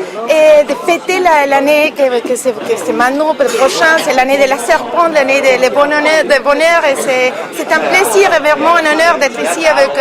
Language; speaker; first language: French; non-native, fluent; Spanish